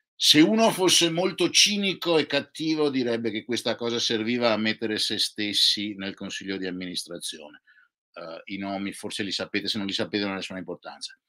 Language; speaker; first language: Italian; native; Italian